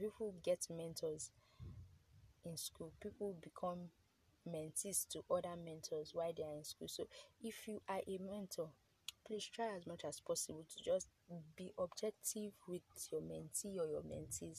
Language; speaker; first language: English; non-native, local second language; Yoruba